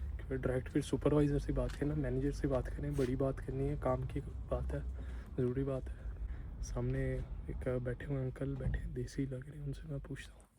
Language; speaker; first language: Urdu; non-native, local second language; Punjabi